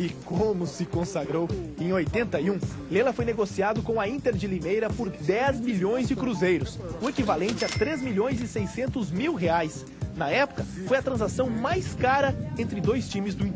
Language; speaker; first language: Portuguese; native; Portuguese